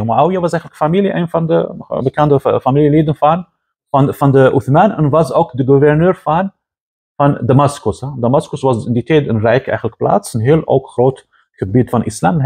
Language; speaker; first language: Dutch; non-native, fluent; Arabic